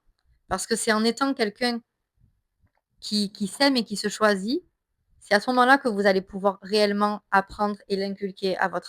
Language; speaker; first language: French; native; French